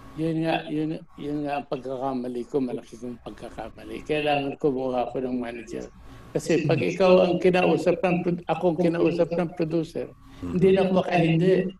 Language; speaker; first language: Filipino; native; Filipino